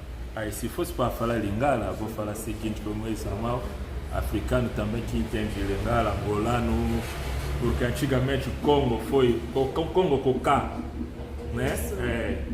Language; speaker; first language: Portuguese; non-native, learner; Luba-Lulua